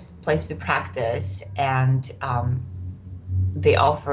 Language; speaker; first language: English; non-native, fluent; Czech